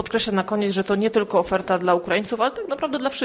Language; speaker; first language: Polish; native; Polish